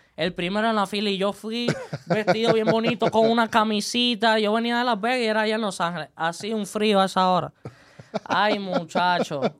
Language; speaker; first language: Spanish; native; Spanish